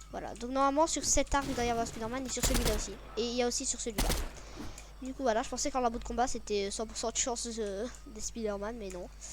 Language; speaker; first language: French; native; French